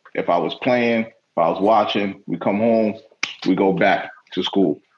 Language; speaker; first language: English; native; English